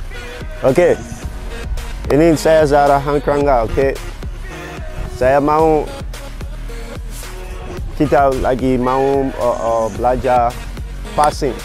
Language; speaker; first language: Indonesian; non-native, fluent; English